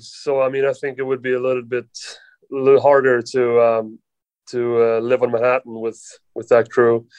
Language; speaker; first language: English; non-native, fluent; Swedish